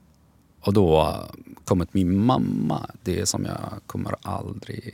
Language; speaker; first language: Swedish; non-native, learner; Arabic